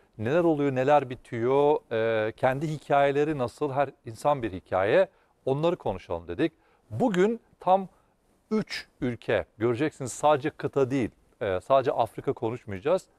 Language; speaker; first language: Turkish; native; Turkish